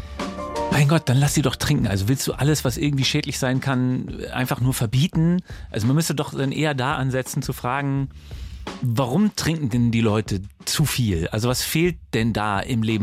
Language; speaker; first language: German; native; German